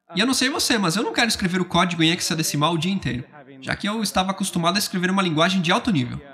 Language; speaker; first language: Portuguese; non-native, fluent; English